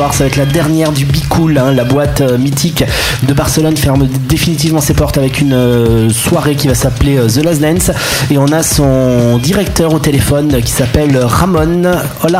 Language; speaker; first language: French; native; French